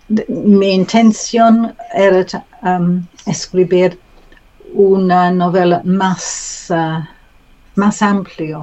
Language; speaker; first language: Spanish; non-native, learner; English